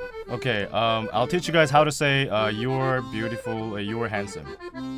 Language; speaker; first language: English; non-native, fluent; Korean